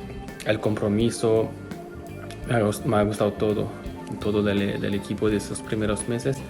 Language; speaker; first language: Spanish; non-native, fluent; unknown